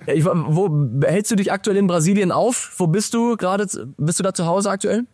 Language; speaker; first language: German; native; German